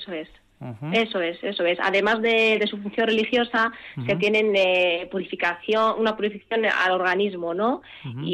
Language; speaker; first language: Spanish; early bilingual, other home language; Arabic